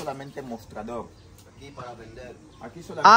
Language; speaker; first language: Spanish; native; Spanish